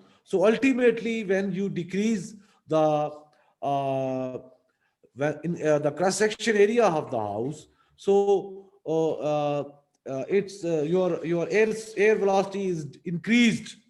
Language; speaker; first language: English; non-native, local second language; Urdu